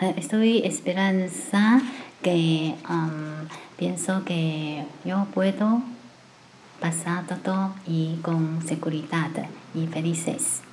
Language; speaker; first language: Spanish; non-native, learner; Chinese